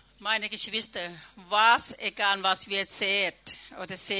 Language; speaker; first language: German; non-native, learner; Thai